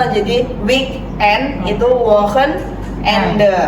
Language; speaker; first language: German; non-native, fluent; Indonesian